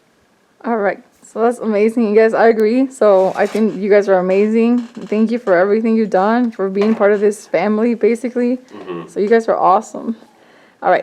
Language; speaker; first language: English; early bilingual, other home language; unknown